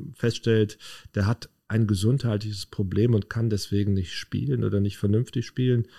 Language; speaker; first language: German; native; German